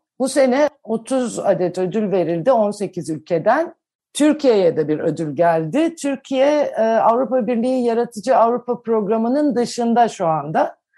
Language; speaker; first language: Turkish; native; Turkish